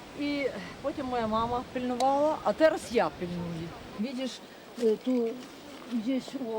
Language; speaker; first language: Ukrainian; non-native, local second language; Polish